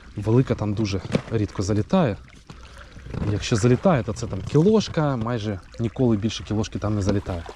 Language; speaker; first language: Ukrainian; native; Ukrainian